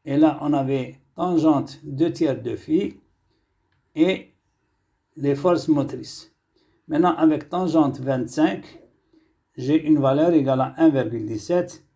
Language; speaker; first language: French; non-native, local second language; Arabic